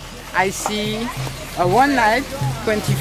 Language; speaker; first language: English; non-native, learner; French